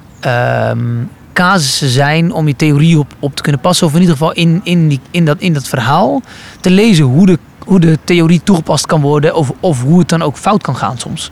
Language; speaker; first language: Dutch; early bilingual, other home language; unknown